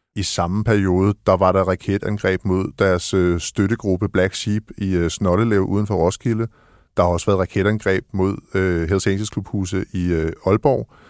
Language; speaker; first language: Danish; native; Danish